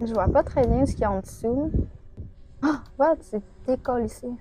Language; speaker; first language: French; native; French